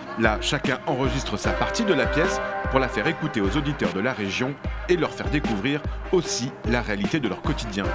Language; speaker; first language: French; native; French